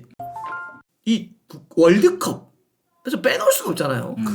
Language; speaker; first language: Korean; native; Korean